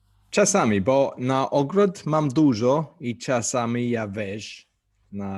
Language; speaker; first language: Polish; non-native, learner; English